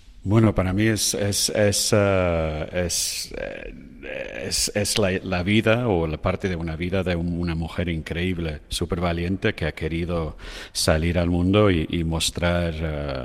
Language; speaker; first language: Spanish; non-native, fluent; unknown